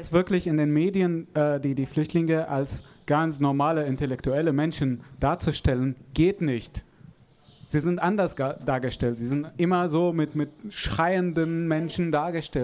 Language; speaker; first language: German; non-native, fluent; Arabic